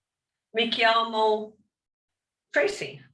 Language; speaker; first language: Spanish; non-native, learner; English